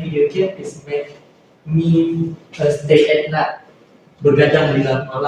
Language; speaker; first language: English; non-native, learner; Indonesian